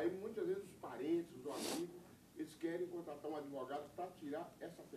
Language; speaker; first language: Portuguese; native; Portuguese